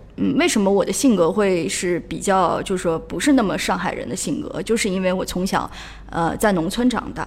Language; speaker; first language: Chinese; native; Chinese